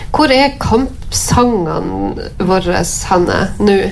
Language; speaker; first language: Norwegian; native; Norwegian